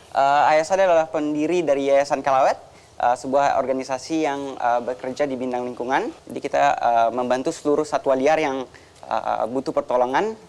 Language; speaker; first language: Indonesian; native; Indonesian